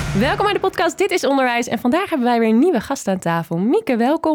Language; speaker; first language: Dutch; native; Dutch